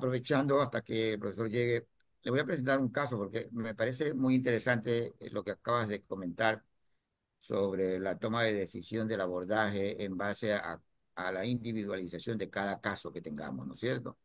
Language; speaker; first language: Spanish; native; Spanish